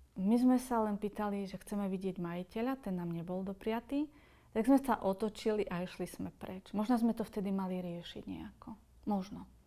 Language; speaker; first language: Slovak; native; Slovak